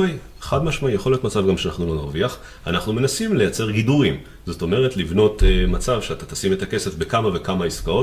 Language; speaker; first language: Hebrew; native; Hebrew